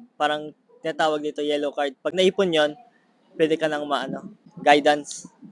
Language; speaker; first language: Filipino; native; Filipino